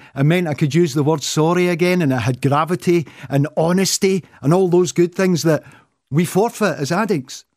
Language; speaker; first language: English; native; English